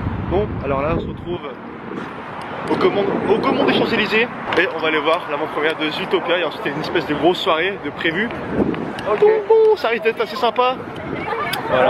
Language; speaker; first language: French; native; French